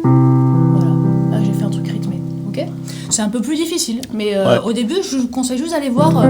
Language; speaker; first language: French; native; French